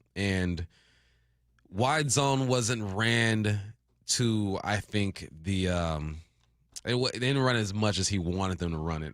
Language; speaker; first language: English; native; English